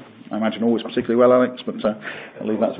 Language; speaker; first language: English; native; English